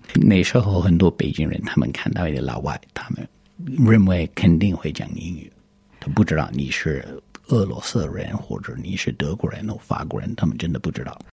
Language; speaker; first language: Chinese; non-native, fluent; English